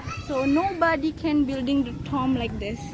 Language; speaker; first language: English; non-native, learner; Indonesian